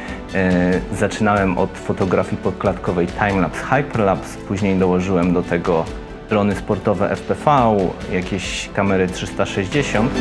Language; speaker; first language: Polish; native; Polish